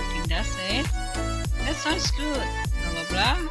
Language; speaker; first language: English; non-native, fluent; Indonesian